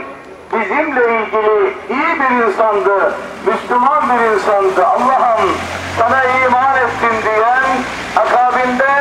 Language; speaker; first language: Turkish; native; Turkish